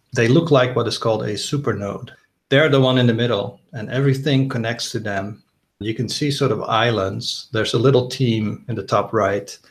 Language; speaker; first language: English; non-native, fluent; Dutch